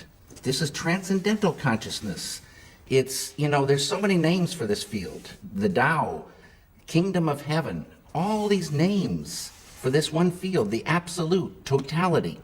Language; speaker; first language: English; native; English